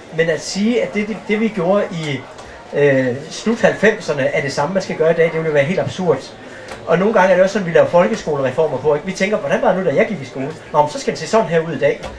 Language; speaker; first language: Danish; native; Danish